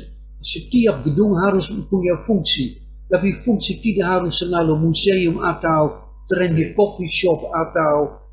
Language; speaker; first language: Indonesian; non-native, fluent; Dutch